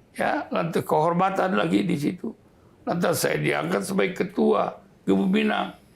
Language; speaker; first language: Indonesian; native; Indonesian